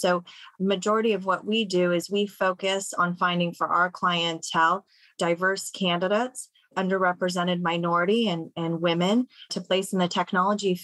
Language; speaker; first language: English; native; English